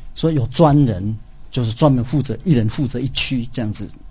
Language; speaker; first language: Chinese; native; Chinese